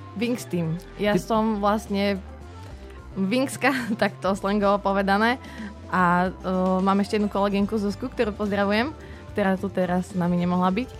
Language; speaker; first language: Slovak; native; Slovak